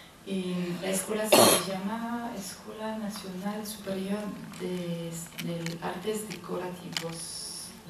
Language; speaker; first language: Spanish; non-native, learner; French